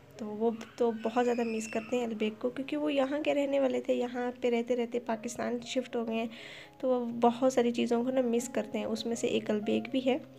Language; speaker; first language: Urdu; native; Urdu